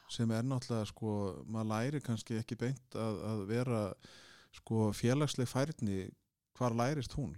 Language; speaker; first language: Icelandic; native; Icelandic